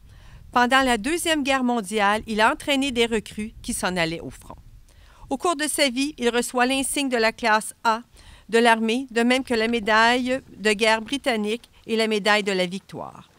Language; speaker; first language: French; native; French